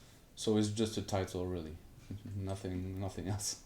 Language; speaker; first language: English; non-native, fluent; French